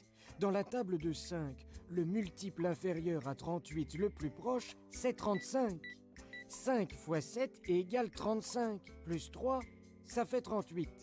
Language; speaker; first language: French; non-native, fluent; Uzbek